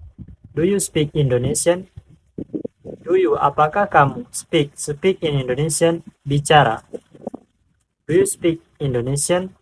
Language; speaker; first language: English; non-native, fluent; Indonesian